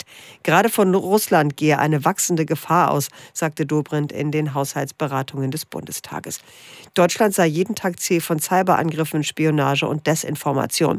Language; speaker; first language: German; native; German